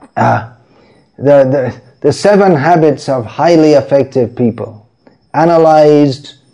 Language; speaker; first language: English; native; English